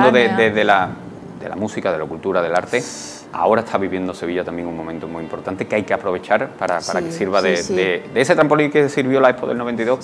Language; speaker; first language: Spanish; native; Spanish